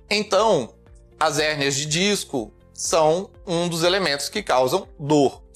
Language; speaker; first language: Portuguese; native; Portuguese